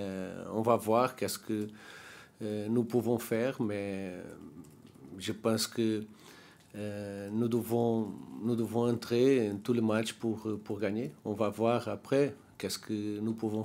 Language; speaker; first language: French; non-native, learner; Portuguese